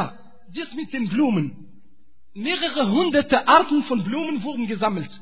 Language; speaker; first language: German; non-native, fluent; Arabic